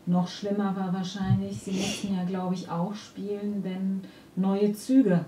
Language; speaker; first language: German; native; German